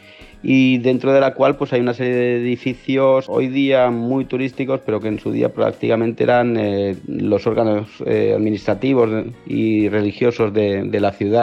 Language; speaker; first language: Spanish; native; Spanish